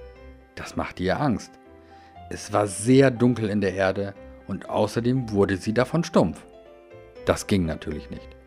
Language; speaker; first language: German; native; German